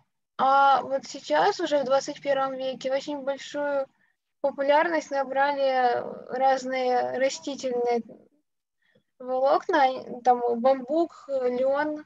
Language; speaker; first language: Russian; native; Russian